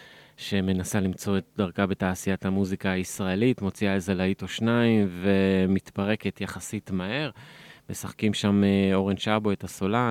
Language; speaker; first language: Hebrew; native; Hebrew